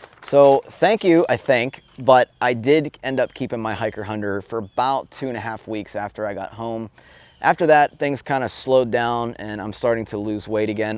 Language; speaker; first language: English; native; English